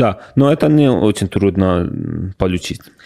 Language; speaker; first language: Russian; non-native, learner; Persian